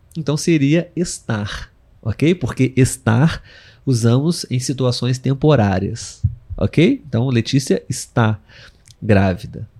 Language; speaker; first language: Portuguese; native; Portuguese